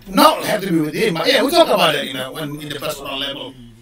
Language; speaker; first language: English; non-native, fluent; Indonesian